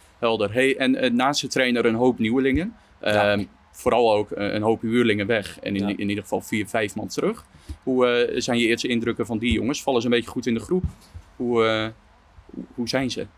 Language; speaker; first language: Dutch; native; Dutch